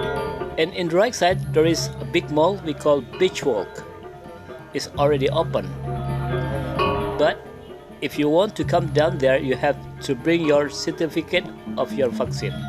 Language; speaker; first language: English; non-native, local second language; Indonesian